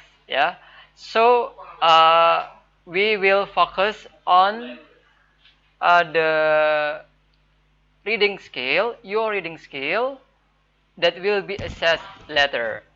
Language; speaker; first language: English; non-native, fluent; Indonesian